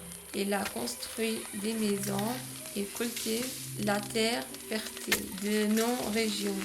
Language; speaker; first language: French; non-native, learner; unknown